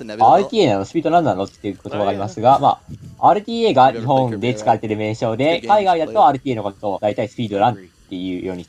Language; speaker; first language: Japanese; native; Japanese